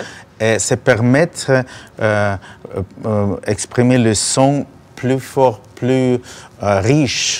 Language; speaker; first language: French; non-native, learner; Russian